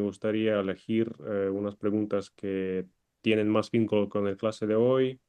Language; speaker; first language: Spanish; non-native, fluent; Ukrainian